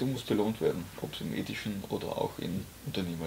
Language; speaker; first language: German; native; German